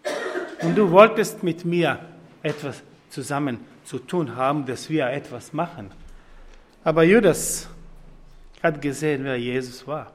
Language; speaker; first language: German; non-native, fluent; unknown